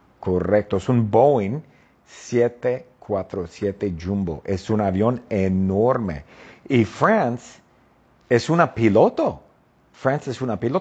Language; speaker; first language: Spanish; non-native, fluent; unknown